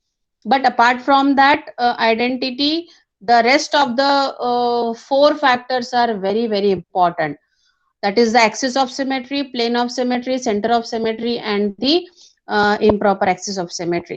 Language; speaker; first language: English; non-native, local second language; Hindi